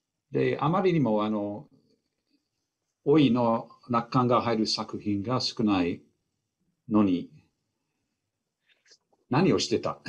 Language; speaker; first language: Japanese; non-native, fluent; English